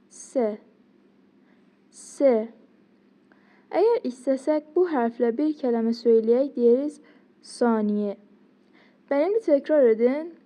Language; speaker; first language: Turkish; non-native, fluent; Persian